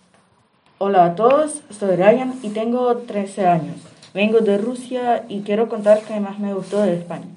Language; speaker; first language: Spanish; early bilingual, other home language; Russian